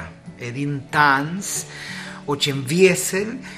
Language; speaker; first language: Russian; non-native, learner; Spanish